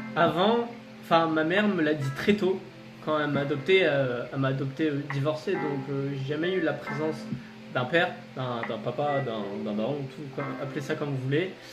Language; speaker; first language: French; native; French